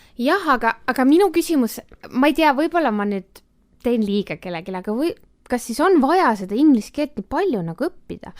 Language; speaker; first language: Estonian; native; Estonian